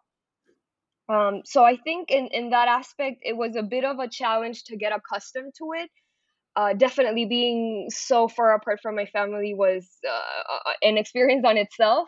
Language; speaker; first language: English; non-native, fluent; Spanish